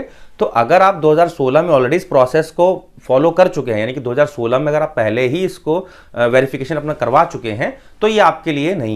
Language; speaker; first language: Hindi; native; Hindi